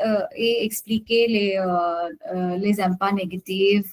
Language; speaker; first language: French; non-native, learner; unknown